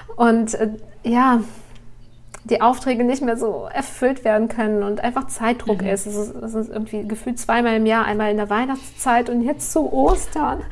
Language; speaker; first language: German; early bilingual, other home language; Russian